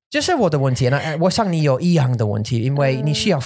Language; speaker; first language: Chinese; non-native, learner; English